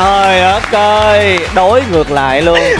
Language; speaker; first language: Vietnamese; native; Vietnamese